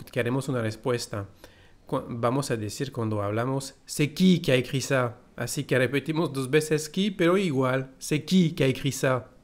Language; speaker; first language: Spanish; non-native, fluent; French